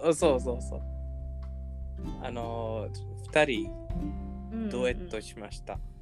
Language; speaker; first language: Japanese; non-native, learner; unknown